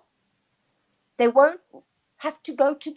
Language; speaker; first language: English; native; English